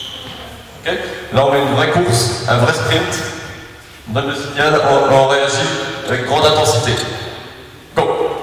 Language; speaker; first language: French; native; French